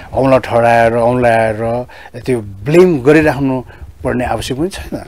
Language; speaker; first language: Nepali; early bilingual, heritage; Nepali